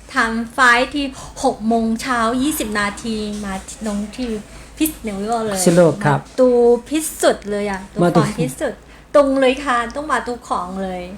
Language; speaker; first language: Thai; non-native, learner; Chinese